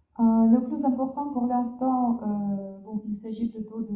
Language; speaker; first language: French; non-native, fluent; Russian